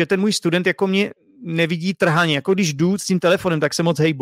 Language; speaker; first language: Czech; native; Czech